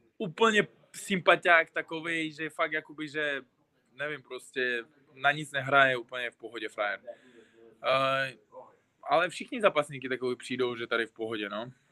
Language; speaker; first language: Czech; non-native, fluent; Uzbek